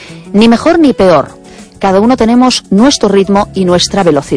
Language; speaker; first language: Spanish; native; Spanish